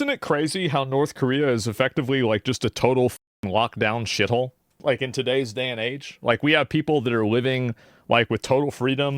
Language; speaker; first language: English; native; English